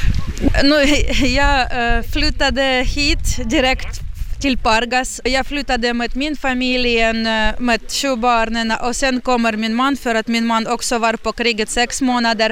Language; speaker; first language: Swedish; non-native, learner; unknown